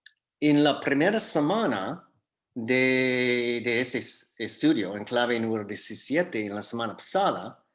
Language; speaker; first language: Spanish; non-native, fluent; English